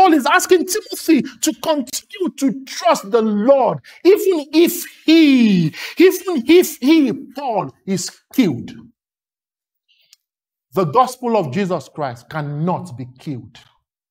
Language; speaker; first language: English; non-native, local second language; Yoruba